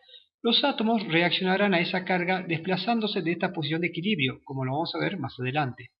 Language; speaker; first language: Spanish; native; Spanish